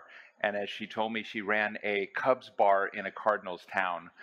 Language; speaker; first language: English; native; English